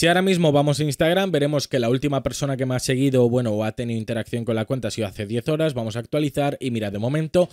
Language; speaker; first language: Spanish; native; Spanish